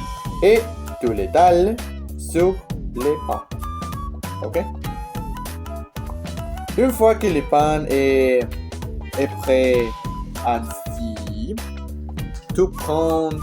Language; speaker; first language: French; non-native, learner; Spanish